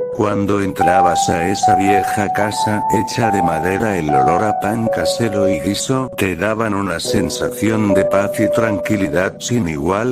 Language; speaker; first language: Spanish; native; Spanish